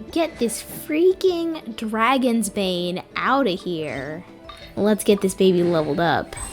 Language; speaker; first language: English; native; English